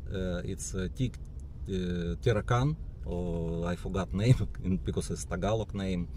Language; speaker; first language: English; non-native, learner; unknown